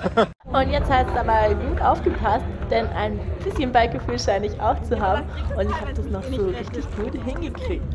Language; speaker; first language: German; native; German